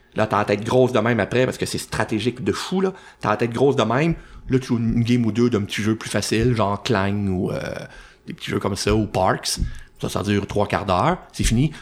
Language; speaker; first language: French; native; French